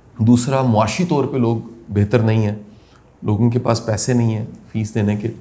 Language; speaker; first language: Urdu; non-native, local second language; Punjabi